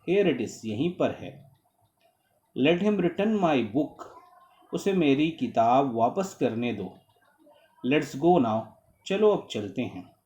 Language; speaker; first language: Hindi; native; Hindi